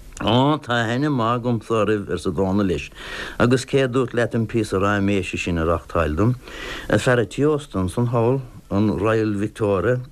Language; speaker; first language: Irish; non-native, local second language; English